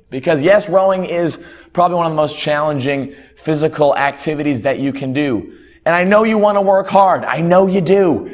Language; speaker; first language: English; native; English